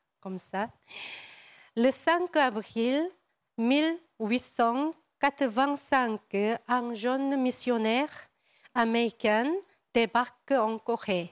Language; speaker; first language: French; non-native, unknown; Korean